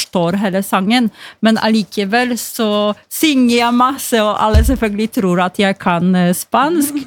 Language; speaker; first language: Norwegian; non-native, fluent; Polish